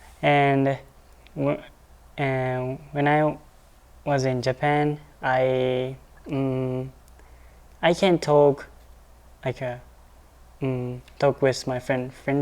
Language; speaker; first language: English; non-native, learner; Japanese